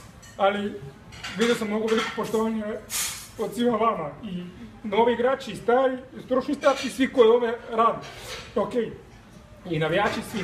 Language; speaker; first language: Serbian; non-native, fluent; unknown